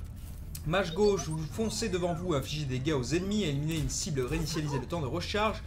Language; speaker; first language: French; native; French